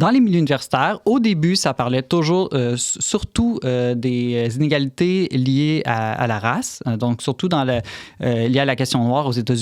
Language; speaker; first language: French; native; French